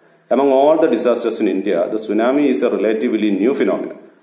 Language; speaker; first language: English; non-native, local second language; Malayalam